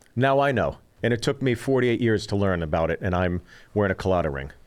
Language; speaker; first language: English; early bilingual, other home language; Korean